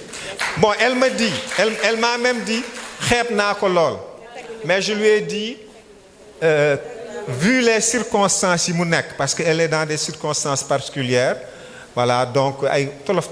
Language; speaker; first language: French; non-native, local second language; Wolof